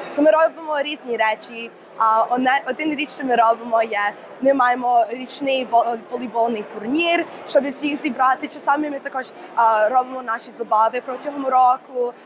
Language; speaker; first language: Ukrainian; early bilingual, heritage; Ukrainian